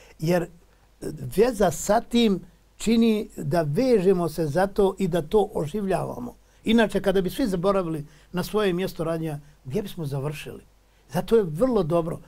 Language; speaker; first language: Bosnian; native; Bosnian